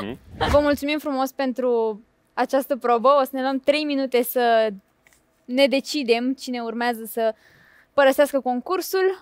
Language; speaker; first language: Romanian; native; Romanian